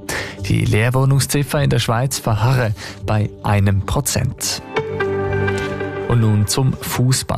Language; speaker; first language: German; native; German